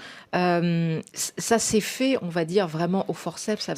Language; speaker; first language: French; native; French